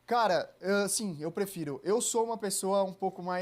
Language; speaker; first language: Portuguese; native; Portuguese